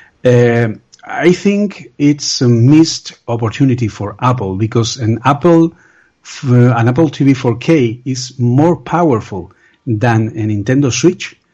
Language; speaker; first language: English; non-native, learner; Spanish